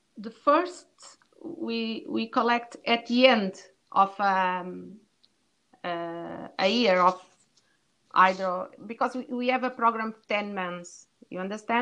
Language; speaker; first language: English; non-native, learner; Portuguese